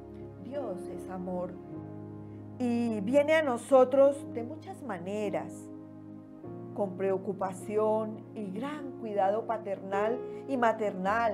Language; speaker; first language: Spanish; native; Spanish